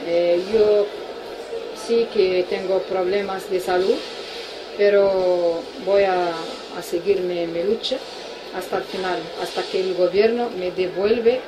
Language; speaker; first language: Spanish; non-native, fluent; Arabic